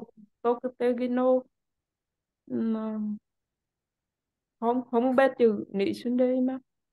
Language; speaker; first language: Japanese; non-native, learner; Vietnamese